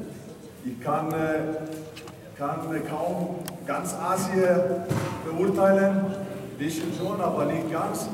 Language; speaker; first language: German; non-native, fluent; Icelandic